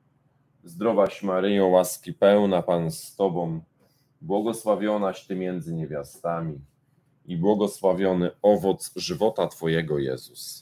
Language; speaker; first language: Polish; native; Polish